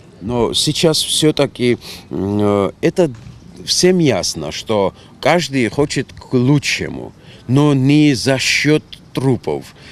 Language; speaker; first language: Russian; non-native, local second language; Georgian